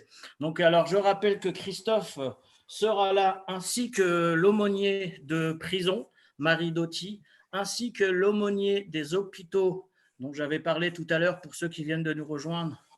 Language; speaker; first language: French; native; French